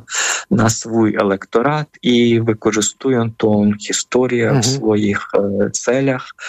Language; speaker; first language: Polish; non-native, fluent; Ukrainian